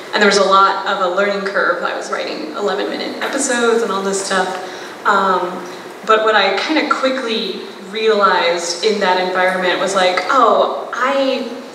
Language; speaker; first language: English; native; English